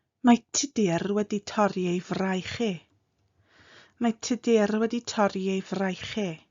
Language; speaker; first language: Welsh; non-native, fluent; English